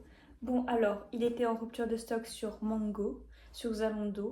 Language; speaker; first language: French; native; French